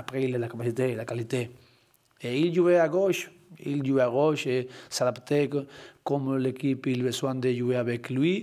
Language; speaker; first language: French; non-native, learner; Spanish